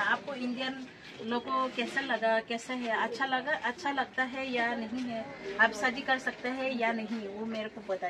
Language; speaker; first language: Hindi; non-native, local second language; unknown